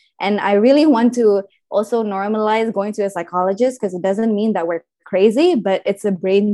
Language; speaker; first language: English; early bilingual, other home language; Indonesian